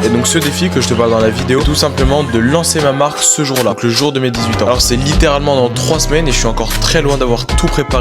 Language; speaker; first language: French; native; French